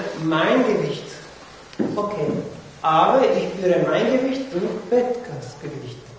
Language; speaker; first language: German; non-native, fluent; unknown